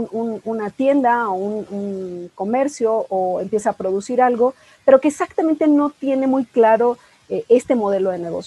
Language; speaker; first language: Spanish; native; Spanish